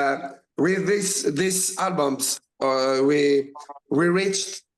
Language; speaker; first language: English; non-native, learner; French